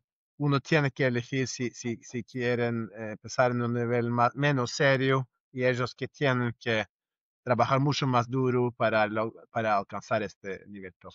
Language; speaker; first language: Spanish; non-native, fluent; Norwegian